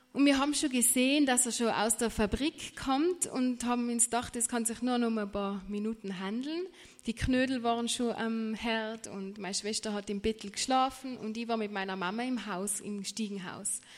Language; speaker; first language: German; native; German